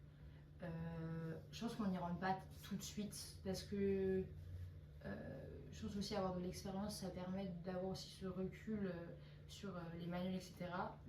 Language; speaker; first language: French; native; French